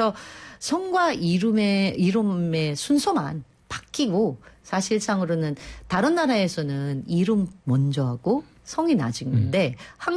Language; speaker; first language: Korean; non-native, fluent; Filipino